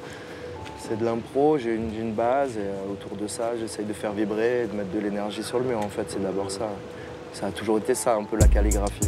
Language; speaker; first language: French; native; French